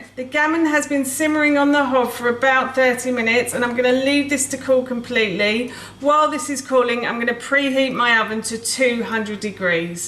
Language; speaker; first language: English; native; English